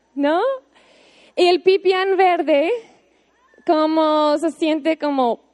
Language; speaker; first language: Spanish; non-native, fluent; English